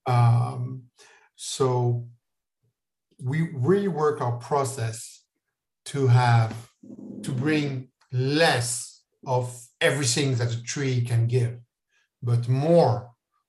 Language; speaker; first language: English; non-native, fluent; French